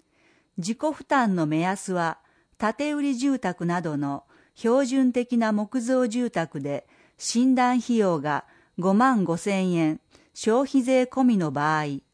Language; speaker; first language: Japanese; native; Japanese